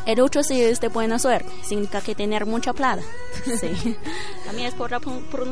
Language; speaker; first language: Spanish; non-native, learner; Chinese